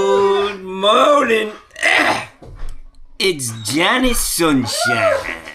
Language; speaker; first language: English; native; English